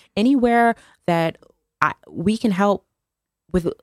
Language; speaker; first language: English; native; English